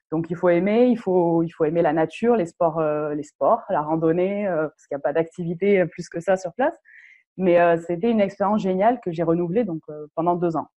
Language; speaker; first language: French; non-native, local second language; Arabic